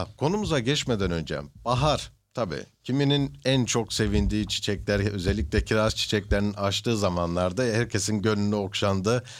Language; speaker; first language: Turkish; early bilingual, heritage; Turkish